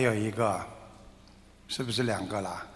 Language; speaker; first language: Chinese; non-native, local second language; Wu Chinese